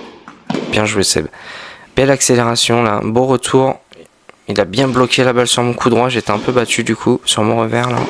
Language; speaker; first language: French; native; French